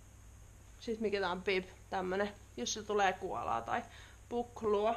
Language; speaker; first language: Finnish; native; Finnish